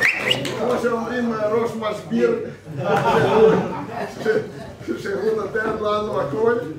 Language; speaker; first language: Hebrew; non-native, fluent; Russian